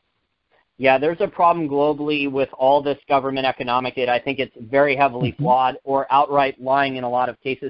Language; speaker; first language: English; native; English